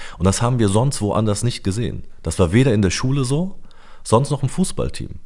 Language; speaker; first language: German; early bilingual, other home language; Turkish